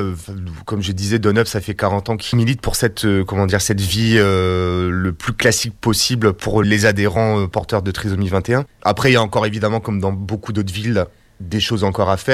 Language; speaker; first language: French; native; French